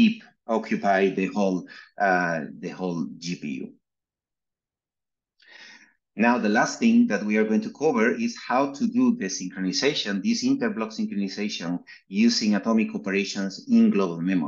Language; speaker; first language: English; non-native, fluent; Spanish